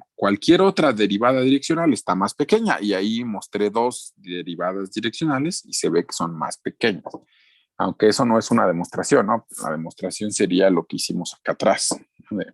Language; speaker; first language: Spanish; native; Spanish